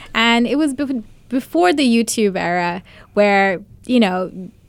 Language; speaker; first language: English; early bilingual, other home language; Bangla